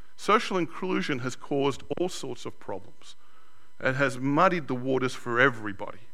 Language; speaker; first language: English; native; English